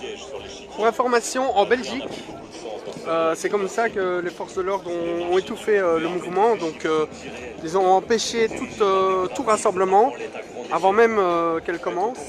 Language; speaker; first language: French; native; French